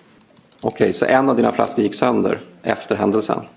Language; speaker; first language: Swedish; native; Swedish